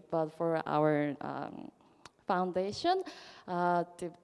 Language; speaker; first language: English; non-native, fluent; Korean